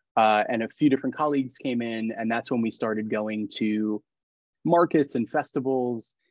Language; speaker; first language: English; native; English